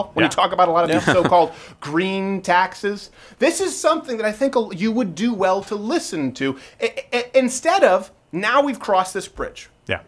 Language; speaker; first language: English; native; English